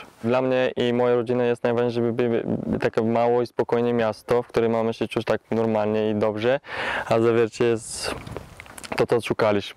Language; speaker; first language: Polish; non-native, learner; Bulgarian